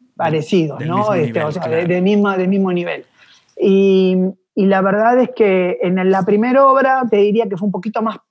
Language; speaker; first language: Spanish; native; Spanish